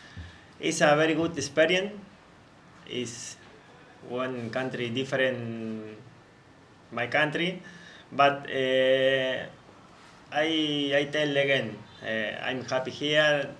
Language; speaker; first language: English; non-native, learner; Spanish